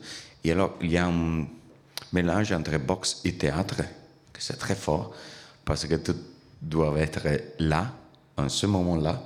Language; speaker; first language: French; non-native, learner; Italian